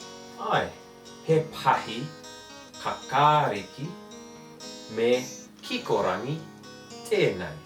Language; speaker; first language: Māori; non-native, fluent; English